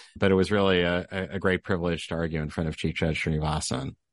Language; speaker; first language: English; native; English